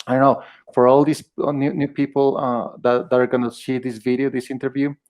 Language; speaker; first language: English; non-native, fluent; Spanish